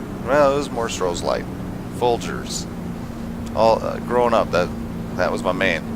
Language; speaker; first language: English; native; English